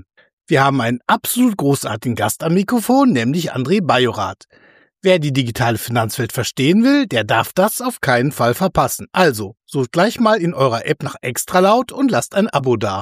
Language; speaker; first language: German; native; German